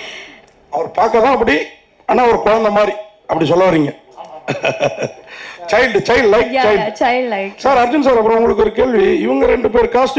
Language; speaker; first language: Tamil; native; Tamil